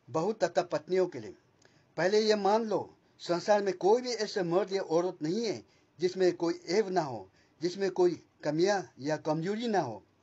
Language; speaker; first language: Hindi; non-native, local second language; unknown